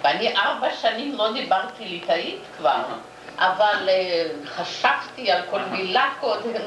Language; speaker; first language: Hebrew; non-native, fluent; Yiddish